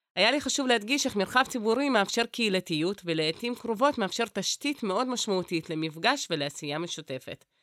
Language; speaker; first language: Hebrew; early bilingual, other home language; Russian